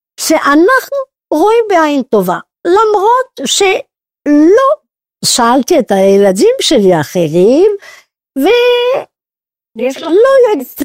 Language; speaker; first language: Hebrew; non-native, fluent; French